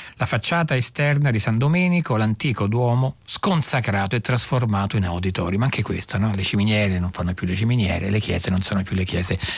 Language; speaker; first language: Italian; native; Italian